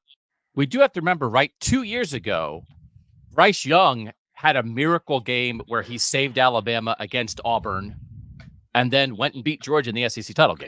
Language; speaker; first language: English; native; English